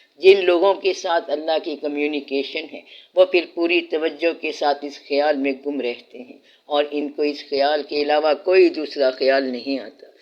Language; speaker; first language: Urdu; non-native, local second language; Punjabi